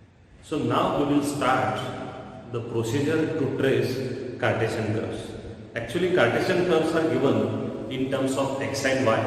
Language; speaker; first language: English; non-native, local second language; Marathi